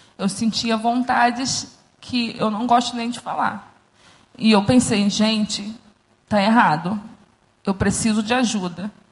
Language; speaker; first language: Portuguese; native; Portuguese